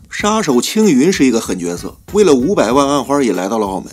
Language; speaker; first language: Chinese; native; Chinese